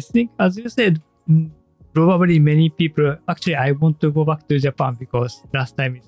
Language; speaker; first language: English; non-native, learner; Japanese